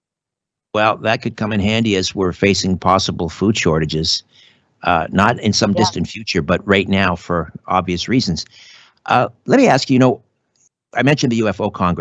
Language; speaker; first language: English; native; English